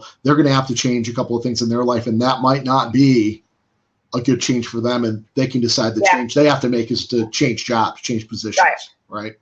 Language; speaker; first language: English; native; English